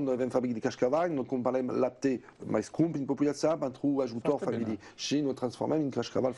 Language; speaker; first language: Romanian; non-native, learner; French